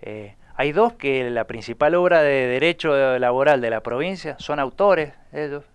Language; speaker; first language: Spanish; native; Spanish